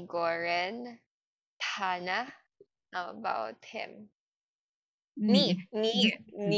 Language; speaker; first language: Chinese; non-native, learner; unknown